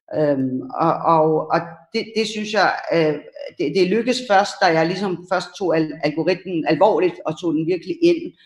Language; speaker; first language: Danish; early bilingual, other home language; Persian